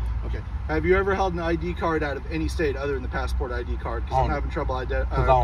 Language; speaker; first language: English; native; English